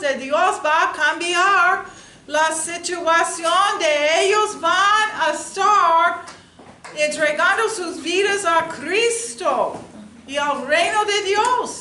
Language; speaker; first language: Spanish; non-native, learner; English